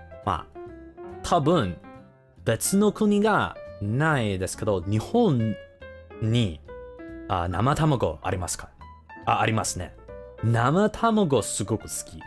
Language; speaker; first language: Japanese; non-native, learner; English